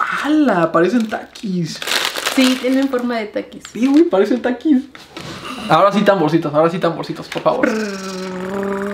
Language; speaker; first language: Spanish; native; Spanish